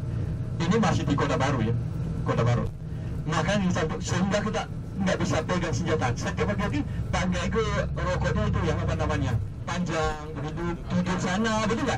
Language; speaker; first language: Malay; non-native, fluent; Chinese